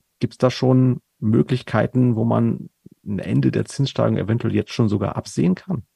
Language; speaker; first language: German; native; German